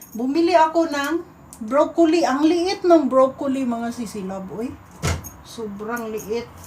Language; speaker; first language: Filipino; native; Filipino